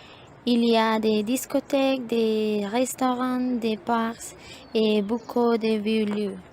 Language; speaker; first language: French; non-native, learner; Spanish